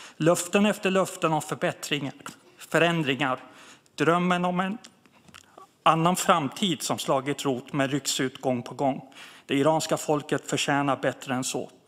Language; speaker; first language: Swedish; early bilingual, other home language; Persian